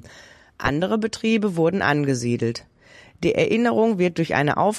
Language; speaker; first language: German; native; German